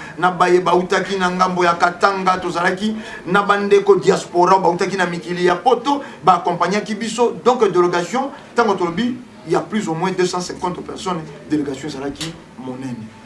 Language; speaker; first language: Lingala; non-native, local second language; Kongo